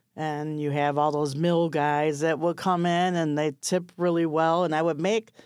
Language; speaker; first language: English; native; English